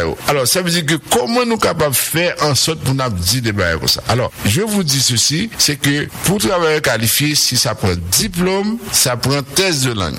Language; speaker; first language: French; non-native, local second language; Haitian Creole